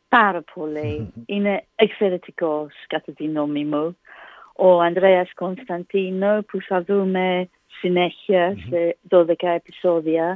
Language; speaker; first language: Greek; non-native, learner; English